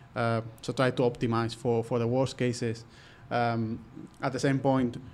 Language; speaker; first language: English; non-native, fluent; Spanish